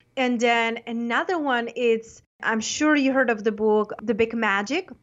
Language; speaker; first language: English; non-native, fluent; Czech